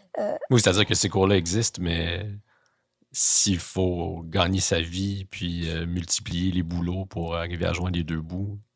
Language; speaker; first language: French; native; French